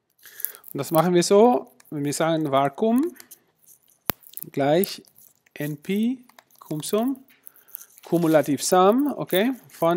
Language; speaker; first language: German; non-native, fluent; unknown